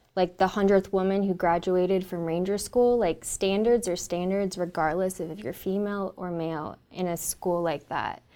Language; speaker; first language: English; native; English